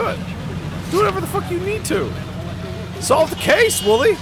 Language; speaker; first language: English; native; English